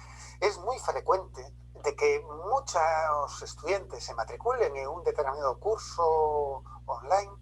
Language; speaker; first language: Spanish; native; Spanish